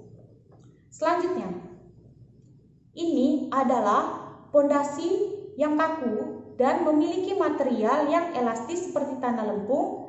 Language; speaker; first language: Indonesian; native; Indonesian